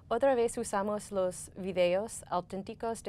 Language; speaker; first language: Spanish; non-native, fluent; English